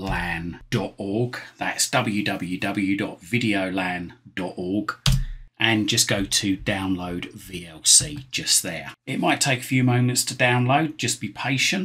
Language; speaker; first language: English; native; English